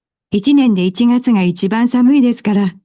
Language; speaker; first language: Japanese; non-native, learner; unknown